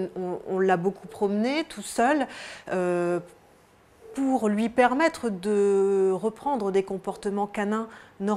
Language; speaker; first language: French; native; French